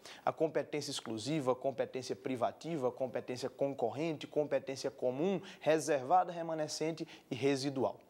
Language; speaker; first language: Portuguese; native; Portuguese